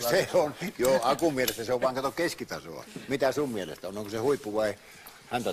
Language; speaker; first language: Finnish; native; Finnish